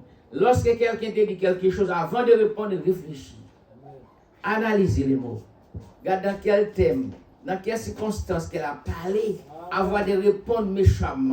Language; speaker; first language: French; non-native, local second language; Haitian Creole